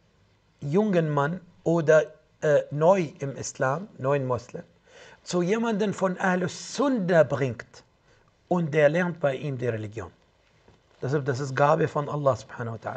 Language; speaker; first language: German; non-native, fluent; Arabic